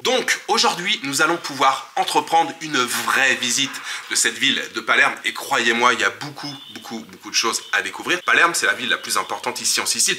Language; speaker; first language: French; native; French